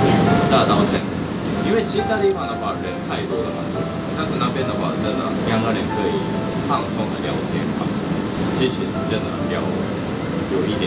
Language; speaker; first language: Chinese; non-native, fluent; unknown